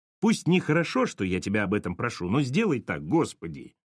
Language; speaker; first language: Russian; native; Russian